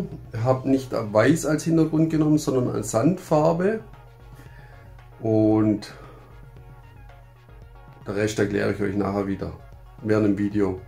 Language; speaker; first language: German; native; German